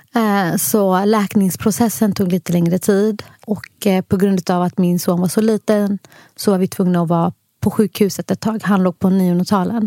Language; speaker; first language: Swedish; early bilingual, other home language; Somali